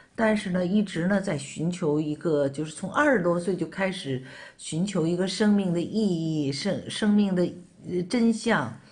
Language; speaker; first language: Chinese; native; Chinese